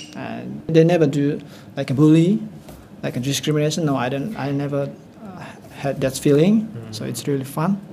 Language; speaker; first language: English; non-native, learner; Indonesian